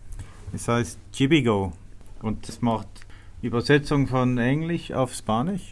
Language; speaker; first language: German; non-native, fluent; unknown